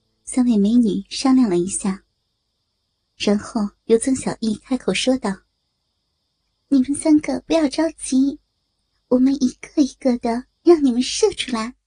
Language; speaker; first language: Chinese; native; Chinese